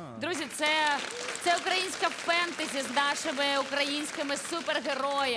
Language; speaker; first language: Ukrainian; native; Ukrainian